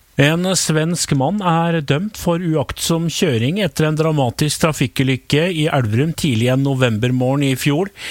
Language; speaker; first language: Norwegian; native; Norwegian